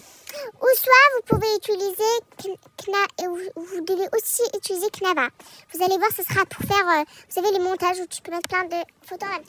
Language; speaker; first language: French; native; French